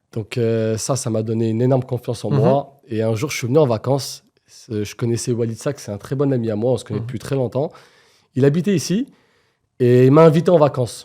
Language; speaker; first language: French; native; French